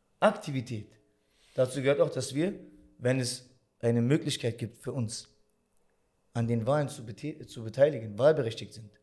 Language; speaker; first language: German; early bilingual, other home language; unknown